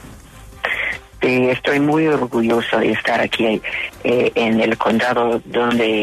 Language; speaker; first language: Spanish; non-native, fluent; English